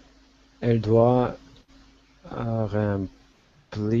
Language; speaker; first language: French; non-native, learner; Russian